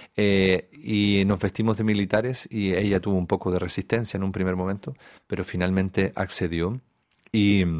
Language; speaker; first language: Spanish; native; Spanish